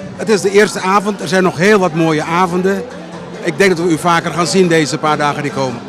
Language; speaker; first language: Dutch; non-native, local second language; Papiamento